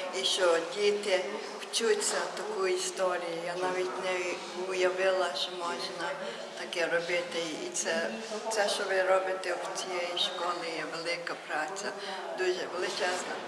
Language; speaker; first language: Ukrainian; early bilingual, heritage; English